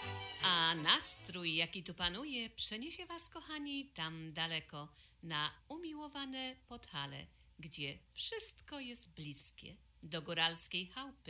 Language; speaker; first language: Polish; native; Polish